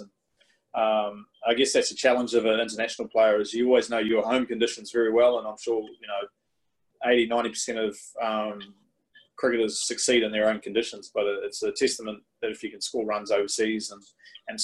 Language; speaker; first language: English; native; English